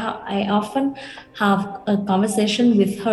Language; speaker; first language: English; non-native, learner; Vietnamese